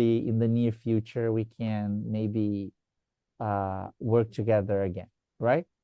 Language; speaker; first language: English; non-native, fluent; Portuguese